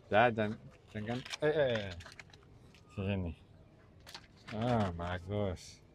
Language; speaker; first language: Indonesian; non-native, learner; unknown